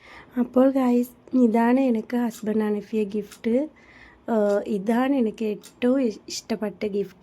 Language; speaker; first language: Malayalam; non-native, learner; Tamil